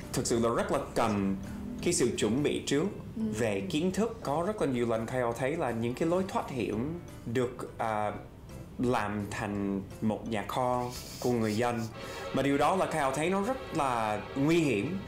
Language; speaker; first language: Vietnamese; non-native, fluent; English